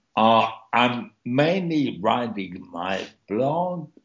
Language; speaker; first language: English; early bilingual, other home language; German